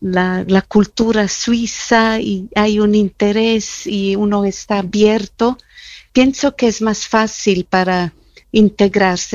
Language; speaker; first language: Spanish; non-native, fluent; German